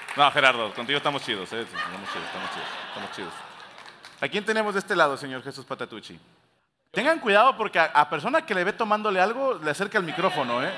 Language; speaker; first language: Spanish; native; Spanish